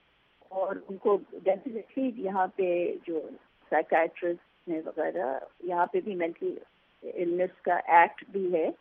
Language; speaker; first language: Urdu; native; Urdu